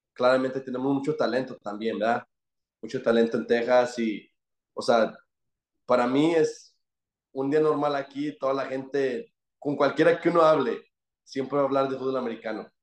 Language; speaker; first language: Spanish; early bilingual, heritage; Spanish